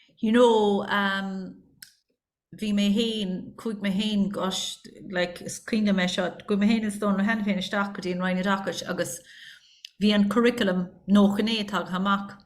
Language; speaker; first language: Irish; non-native, local second language; English